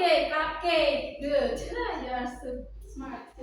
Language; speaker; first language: English; non-native, learner; Indonesian